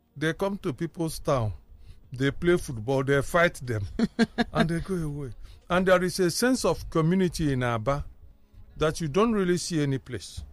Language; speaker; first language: English; non-native, local second language; Igbo